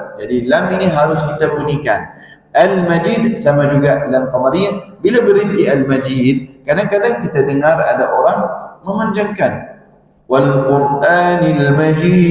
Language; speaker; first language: Malay; non-native, fluent; Arabic